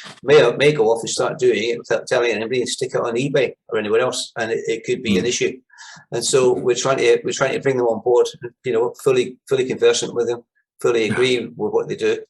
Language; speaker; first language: English; native; English